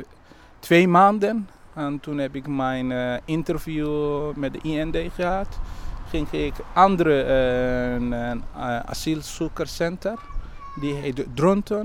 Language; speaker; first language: Dutch; non-native, learner; Somali